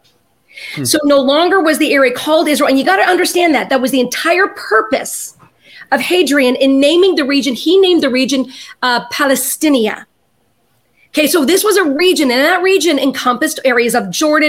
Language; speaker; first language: English; native; English